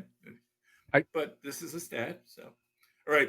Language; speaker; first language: English; native; English